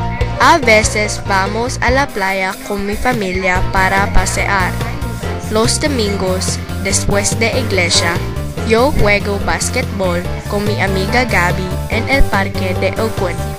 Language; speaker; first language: Spanish; non-native, learner; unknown